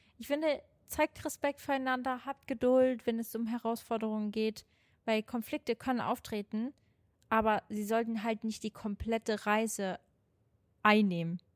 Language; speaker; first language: German; non-native, fluent; Portuguese